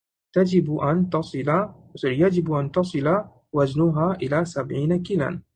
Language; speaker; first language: Arabic; non-native, fluent; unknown